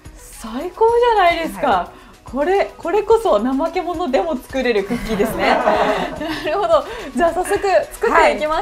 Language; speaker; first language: Japanese; native; Japanese